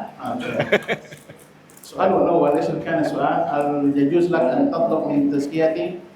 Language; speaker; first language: Arabic; non-native, fluent; Indonesian